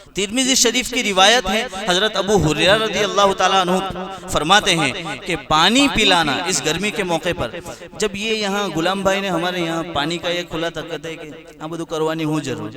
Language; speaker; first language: Urdu; non-native, local second language; Gujarati